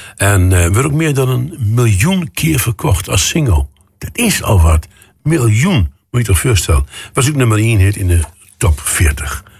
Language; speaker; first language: Dutch; native; Dutch